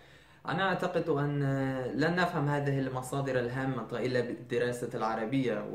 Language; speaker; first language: Arabic; non-native, fluent; Persian